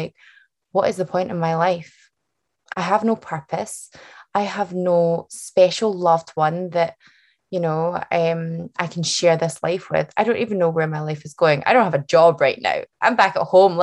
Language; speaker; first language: English; native; English